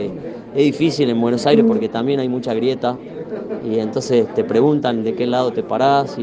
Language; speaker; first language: Spanish; native; Spanish